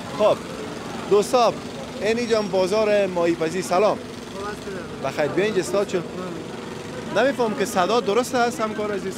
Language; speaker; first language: Persian; native; Persian